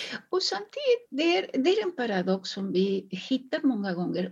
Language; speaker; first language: Swedish; non-native, fluent; Spanish